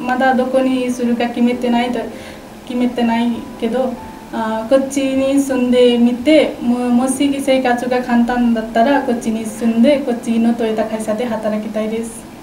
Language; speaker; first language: Japanese; non-native, learner; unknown